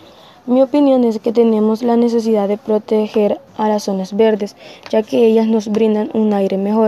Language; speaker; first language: Spanish; native; Spanish